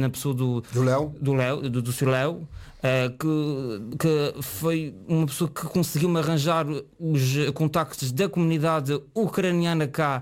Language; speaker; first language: Portuguese; native; Portuguese